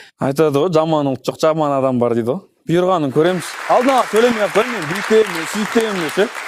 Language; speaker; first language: Kazakh; non-native, local second language; Russian